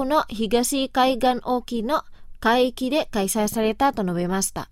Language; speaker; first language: Japanese; non-native, fluent; Indonesian